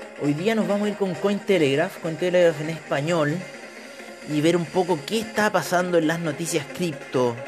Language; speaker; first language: Spanish; native; Spanish